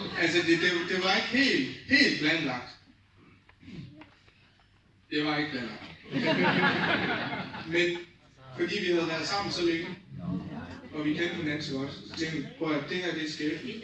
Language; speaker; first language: Danish; early bilingual, other home language; Vietnamese